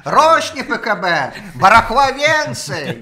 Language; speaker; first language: Polish; non-native, learner; Russian